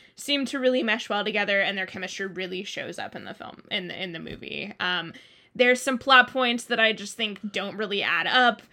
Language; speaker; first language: English; early bilingual, other home language; Thai